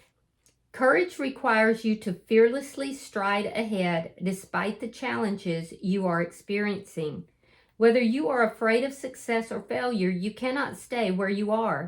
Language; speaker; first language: English; native; English